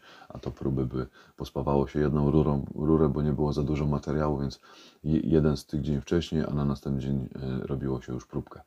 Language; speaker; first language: Polish; native; Polish